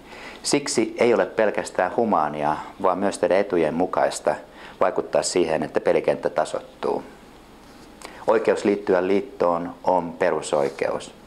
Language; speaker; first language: Finnish; native; Finnish